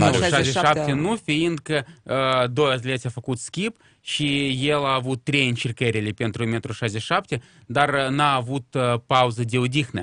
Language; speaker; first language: Romanian; non-native, local second language; Russian